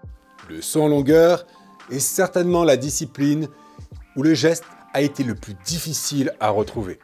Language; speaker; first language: French; native; French